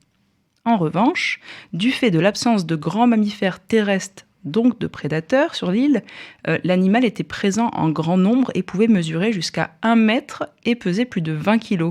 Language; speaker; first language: French; native; French